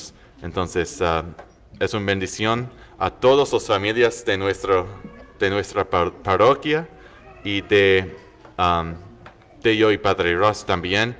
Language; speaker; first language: Spanish; non-native, learner; English